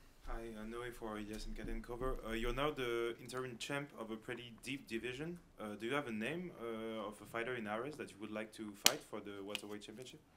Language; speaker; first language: English; non-native, fluent; French